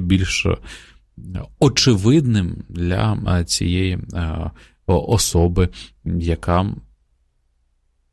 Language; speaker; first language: Ukrainian; native; Ukrainian